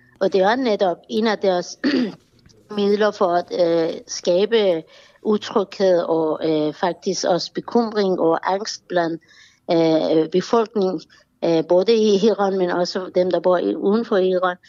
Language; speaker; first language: Danish; non-native, fluent; Persian